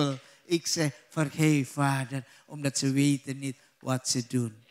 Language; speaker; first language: Dutch; non-native, learner; Indonesian